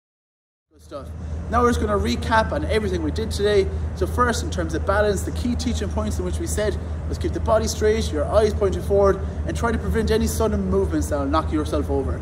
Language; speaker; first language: English; native; English